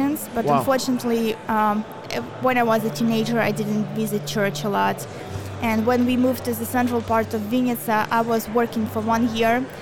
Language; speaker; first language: English; non-native, fluent; Ukrainian